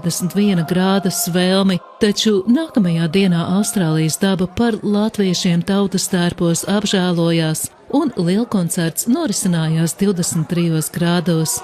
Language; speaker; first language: Latvian; native; Latvian